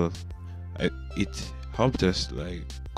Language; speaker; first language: English; non-native, local second language; Swahili